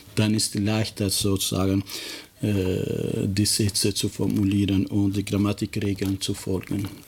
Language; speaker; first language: German; non-native, fluent; Albanian